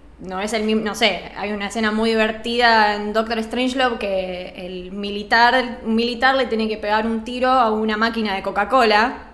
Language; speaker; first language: Spanish; native; Spanish